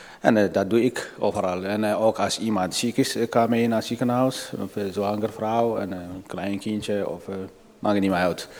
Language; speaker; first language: Dutch; non-native, learner; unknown